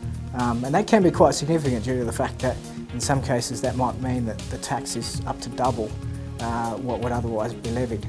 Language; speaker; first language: English; native; English